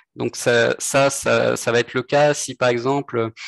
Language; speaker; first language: French; native; French